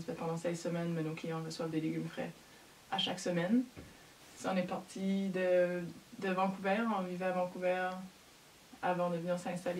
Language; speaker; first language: French; native; French